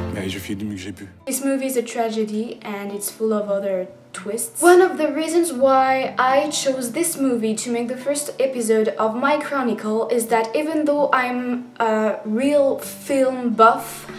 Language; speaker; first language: English; non-native, fluent; French